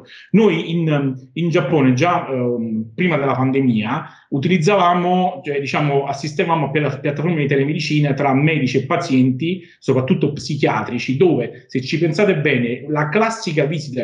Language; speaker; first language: Italian; native; Italian